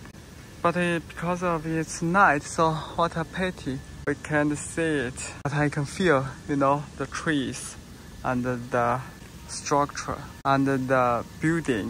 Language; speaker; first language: English; non-native, learner; Chinese